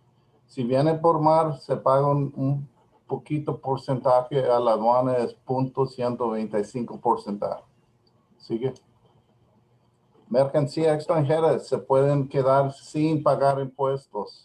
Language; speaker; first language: Spanish; non-native, learner; English